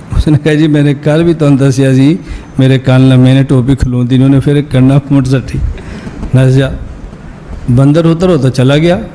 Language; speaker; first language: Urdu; non-native, local second language; Punjabi